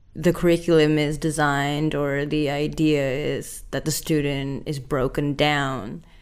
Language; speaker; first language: English; non-native, fluent; Indonesian